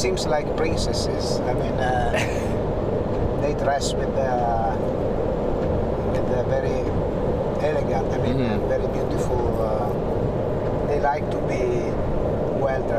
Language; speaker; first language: English; non-native, learner; Italian